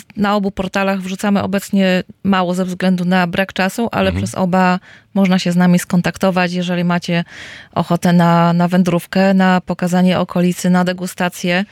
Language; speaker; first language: Polish; native; Polish